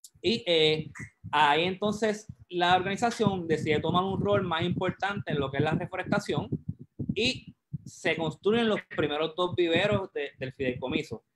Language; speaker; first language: Spanish; native; Spanish